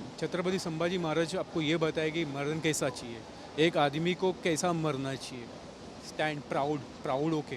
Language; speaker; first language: Hindi; native; Hindi